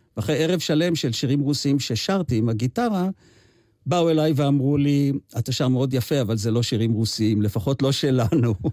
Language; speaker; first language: Hebrew; native; Hebrew